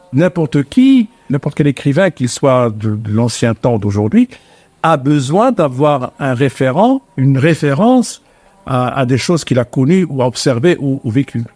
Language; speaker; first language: French; non-native, local second language; Arabic